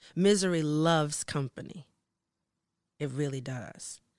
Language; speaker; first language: English; native; English